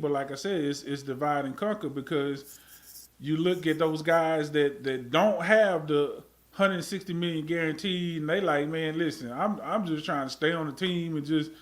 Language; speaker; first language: English; native; English